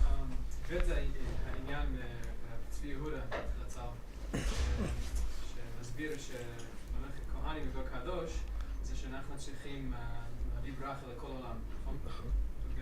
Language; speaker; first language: Hebrew; non-native, learner; English